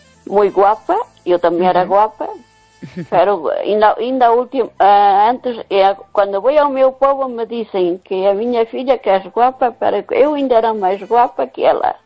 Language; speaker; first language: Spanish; non-native, learner; Portuguese